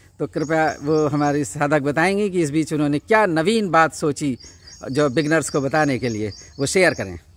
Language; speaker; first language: Hindi; native; Hindi